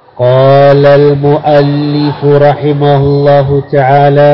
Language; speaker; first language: Arabic; non-native, fluent; Indonesian